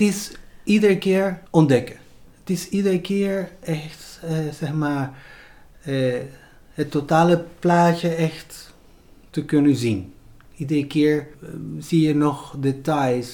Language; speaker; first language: Dutch; non-native, fluent; Spanish